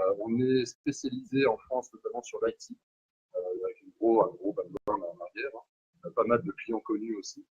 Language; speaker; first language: French; native; French